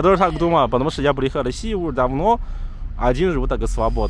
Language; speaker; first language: Russian; non-native, learner; Chinese